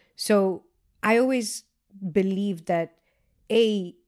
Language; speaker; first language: English; non-native, local second language; Gujarati